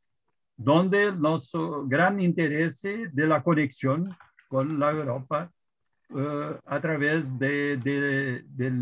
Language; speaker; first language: Spanish; non-native, fluent; Portuguese